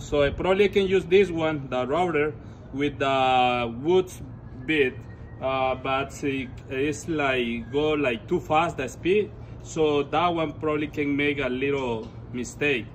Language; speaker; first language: English; non-native, learner; Spanish